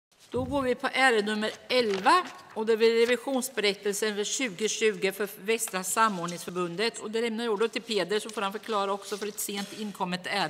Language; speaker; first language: Swedish; native; Swedish